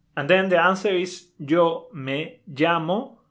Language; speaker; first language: English; non-native, fluent; Spanish